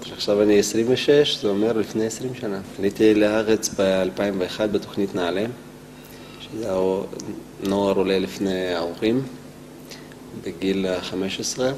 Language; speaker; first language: Hebrew; non-native, fluent; Russian